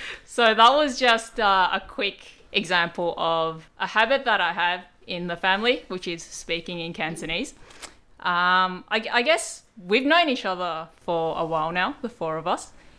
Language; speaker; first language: English; early bilingual, other home language; Cantonese